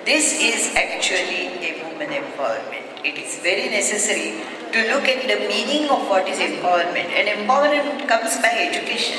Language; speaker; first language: English; non-native, local second language; Marathi